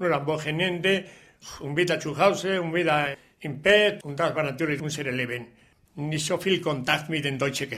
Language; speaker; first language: German; non-native, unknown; Spanish